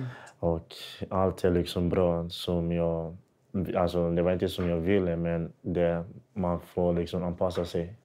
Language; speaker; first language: Swedish; non-native, fluent; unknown